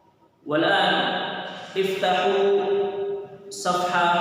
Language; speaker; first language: Arabic; non-native, fluent; Indonesian